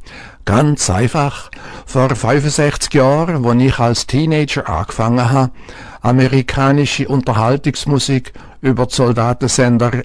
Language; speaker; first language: German; native; German